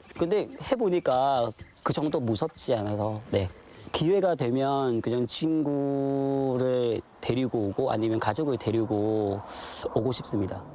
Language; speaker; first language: Korean; non-native, fluent; Vietnamese